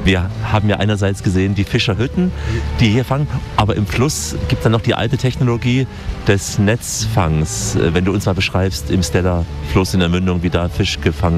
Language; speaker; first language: German; native; German